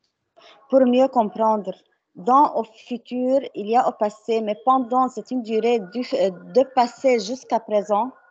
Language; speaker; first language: French; non-native, learner; Arabic